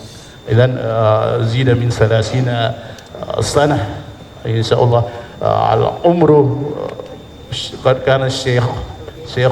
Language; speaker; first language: Arabic; non-native, fluent; Indonesian